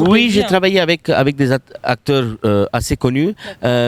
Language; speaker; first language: French; non-native, fluent; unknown